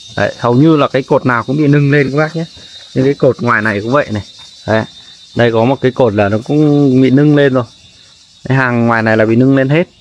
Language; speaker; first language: Vietnamese; non-native, local second language; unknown